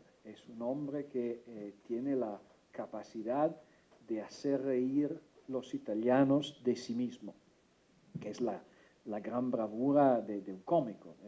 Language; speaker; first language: Spanish; non-native, fluent; Italian